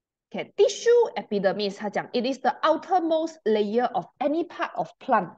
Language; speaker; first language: English; non-native, local second language; Chinese